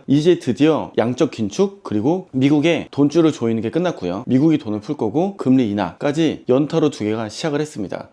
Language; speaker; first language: Korean; native; Korean